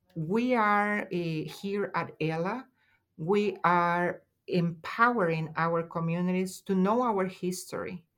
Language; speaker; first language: English; non-native, fluent; Spanish